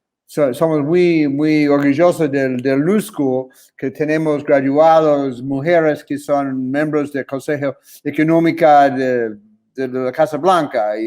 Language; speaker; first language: Spanish; non-native, fluent; English